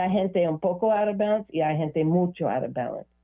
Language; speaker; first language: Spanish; non-native, learner; English